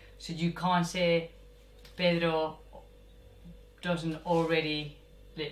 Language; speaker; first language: English; non-native, fluent; Spanish